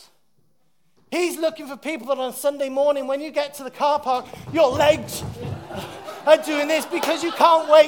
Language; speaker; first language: English; native; English